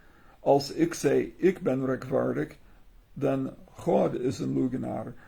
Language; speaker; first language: Dutch; non-native, learner; English